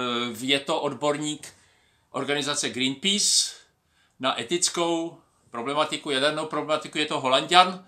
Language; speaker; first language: Czech; native; Czech